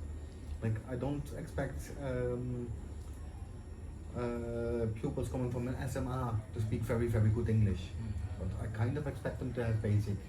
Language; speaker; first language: English; non-native, fluent; Dutch